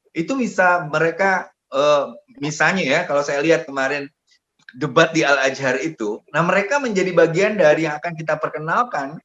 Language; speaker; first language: Indonesian; native; Indonesian